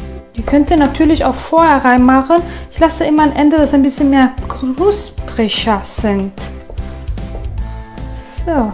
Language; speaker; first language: German; non-native, fluent; Italian